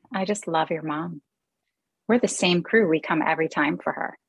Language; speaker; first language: English; native; English